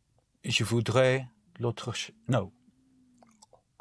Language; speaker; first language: French; non-native, learner; English